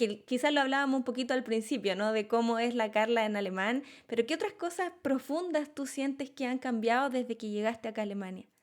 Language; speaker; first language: Spanish; native; Spanish